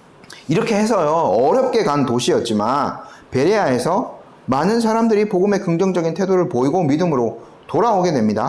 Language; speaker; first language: Korean; native; Korean